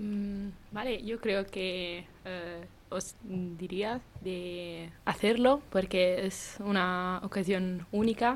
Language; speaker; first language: Spanish; non-native, fluent; Italian